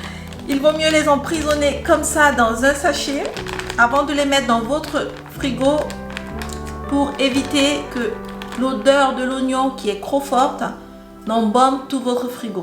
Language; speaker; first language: French; native; French